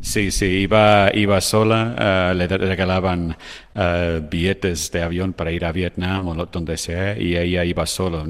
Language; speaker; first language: Spanish; non-native, fluent; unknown